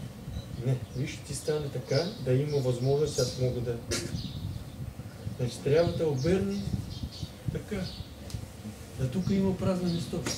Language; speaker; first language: Bulgarian; non-native, learner; Russian